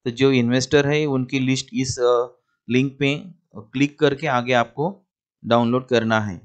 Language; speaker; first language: Hindi; non-native, local second language; Marathi